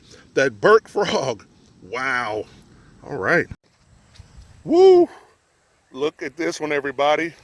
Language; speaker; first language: English; native; English